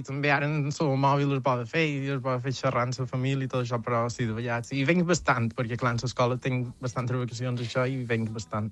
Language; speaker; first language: Catalan; native; Catalan